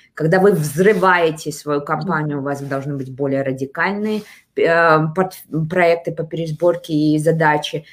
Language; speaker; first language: Russian; native; Russian